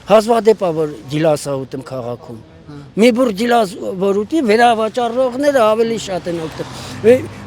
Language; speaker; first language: Armenian; native; Armenian